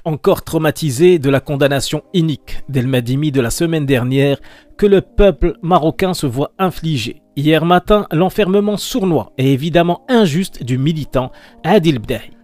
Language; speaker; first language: French; non-native, local second language; Arabic